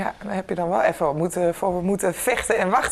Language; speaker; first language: Dutch; native; Dutch